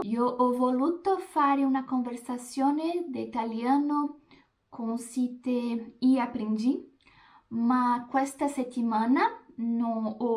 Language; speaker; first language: Italian; non-native, learner; Portuguese